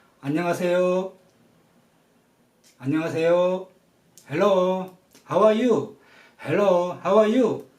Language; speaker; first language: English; non-native, fluent; Korean